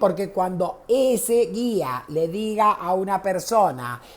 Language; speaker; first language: Portuguese; non-native, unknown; Spanish